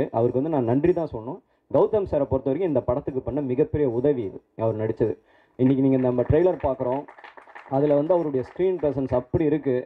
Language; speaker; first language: Tamil; native; Tamil